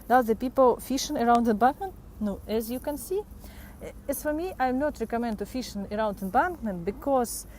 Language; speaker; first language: English; non-native, fluent; Russian